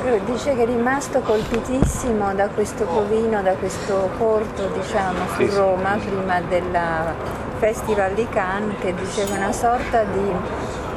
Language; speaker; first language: Italian; native; Italian